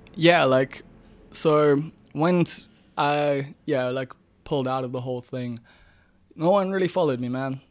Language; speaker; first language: English; native; English